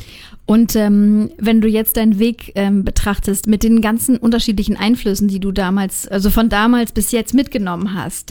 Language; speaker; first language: German; native; German